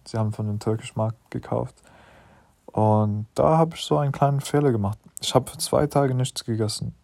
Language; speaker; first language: German; non-native, learner; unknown